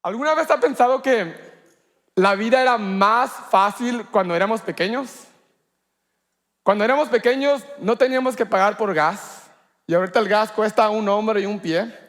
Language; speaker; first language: Spanish; early bilingual, heritage; Spanish